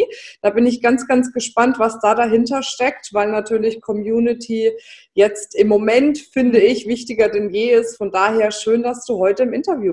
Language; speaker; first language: German; native; German